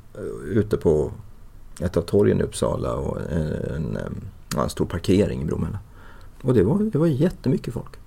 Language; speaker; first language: Swedish; early bilingual, other home language; Persian